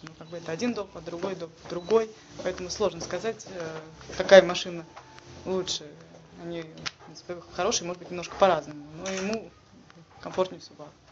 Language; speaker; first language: Russian; native; Russian